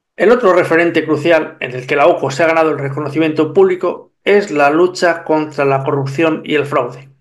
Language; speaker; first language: Spanish; native; Spanish